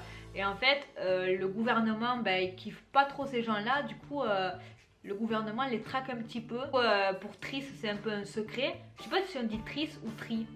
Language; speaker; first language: French; native; French